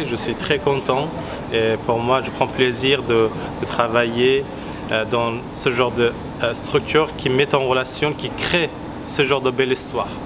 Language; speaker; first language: French; non-native, fluent; Persian